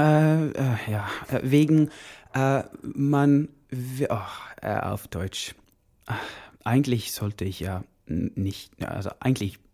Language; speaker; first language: German; non-native, learner; Norwegian